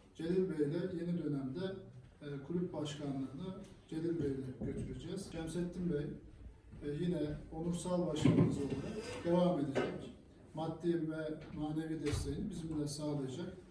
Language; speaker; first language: Turkish; native; Turkish